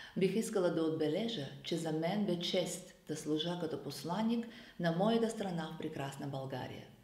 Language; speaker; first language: Bulgarian; non-native, fluent; Azerbaijani